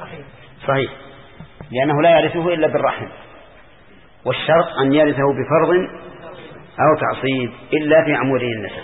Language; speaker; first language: Arabic; native; Arabic